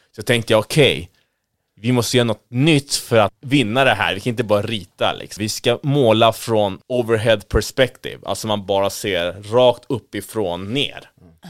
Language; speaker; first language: Swedish; early bilingual, other home language; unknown